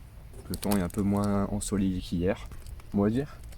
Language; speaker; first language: French; native; French